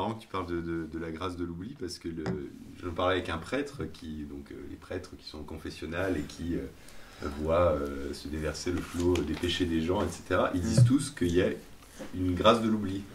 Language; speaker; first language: French; native; French